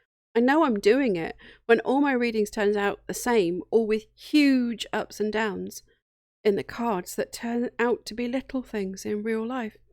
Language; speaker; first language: English; native; English